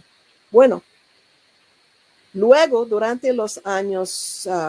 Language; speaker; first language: Spanish; non-native, learner; English